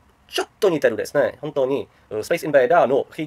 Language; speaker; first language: Japanese; non-native, learner; Czech